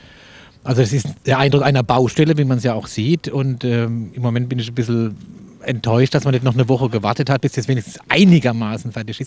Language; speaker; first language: German; native; German